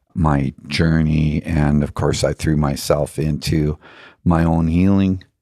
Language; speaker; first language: English; native; English